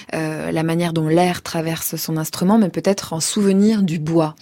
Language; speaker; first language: French; native; French